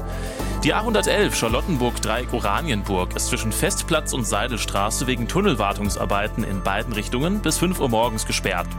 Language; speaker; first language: German; native; German